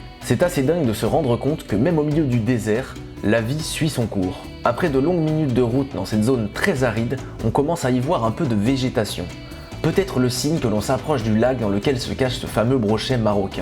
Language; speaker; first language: French; native; French